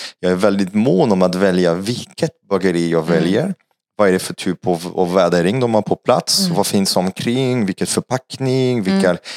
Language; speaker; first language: Swedish; non-native, fluent; French